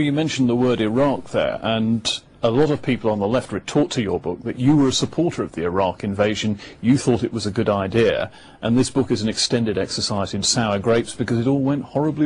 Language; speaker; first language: English; native; English